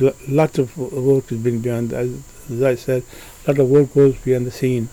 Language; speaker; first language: English; early bilingual, other home language; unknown